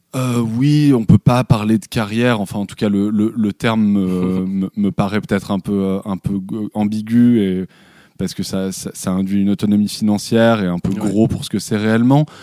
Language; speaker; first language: French; native; French